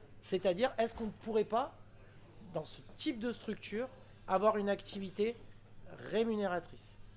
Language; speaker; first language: French; native; French